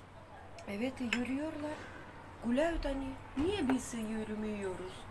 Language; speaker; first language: Turkish; non-native, learner; Russian